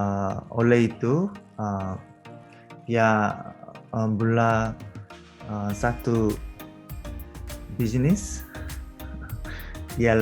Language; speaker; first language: Indonesian; non-native, learner; Korean